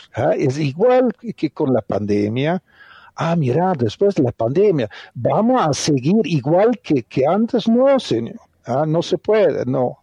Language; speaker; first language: Spanish; non-native, fluent; Dutch